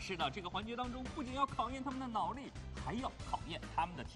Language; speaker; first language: Chinese; native; Chinese